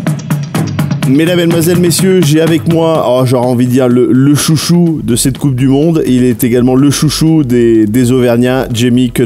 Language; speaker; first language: French; native; French